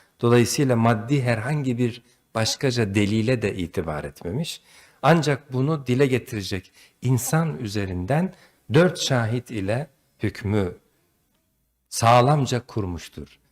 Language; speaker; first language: Turkish; native; Turkish